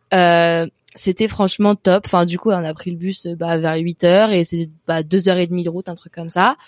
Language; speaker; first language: French; native; French